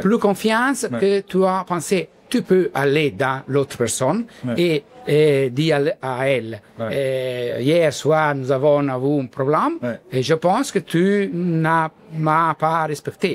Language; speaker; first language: French; non-native, learner; Italian